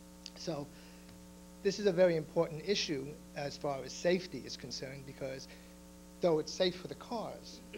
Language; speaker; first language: English; native; English